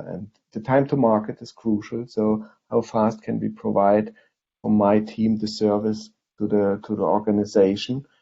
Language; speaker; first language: English; non-native, fluent; German